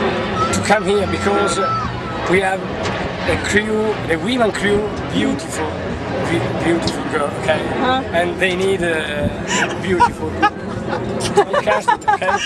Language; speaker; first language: English; non-native, learner; Italian